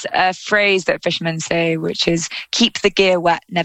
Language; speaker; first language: English; native; English